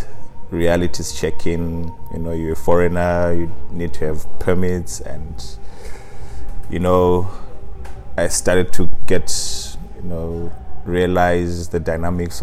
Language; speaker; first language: English; non-native, local second language; Shona